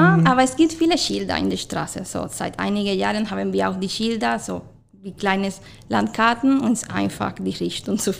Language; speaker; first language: German; non-native, fluent; Spanish